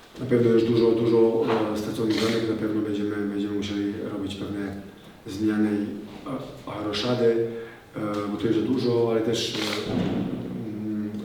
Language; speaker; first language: Polish; non-native, fluent; Serbian